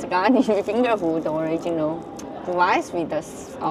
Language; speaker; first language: German; non-native, learner; Chinese